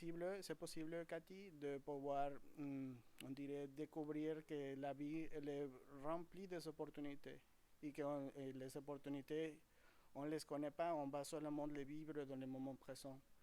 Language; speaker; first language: French; non-native, fluent; Spanish